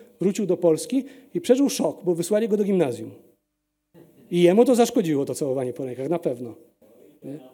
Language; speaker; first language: Polish; early bilingual, heritage; Polish